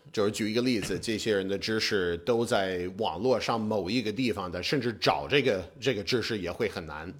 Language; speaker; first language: Chinese; non-native, fluent; English